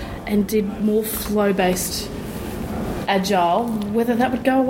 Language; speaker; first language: English; native; English